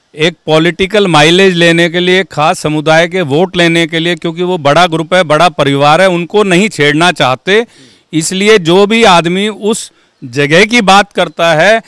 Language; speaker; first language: Hindi; native; Hindi